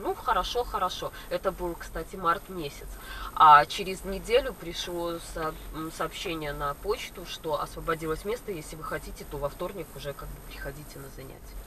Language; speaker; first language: Russian; native; Russian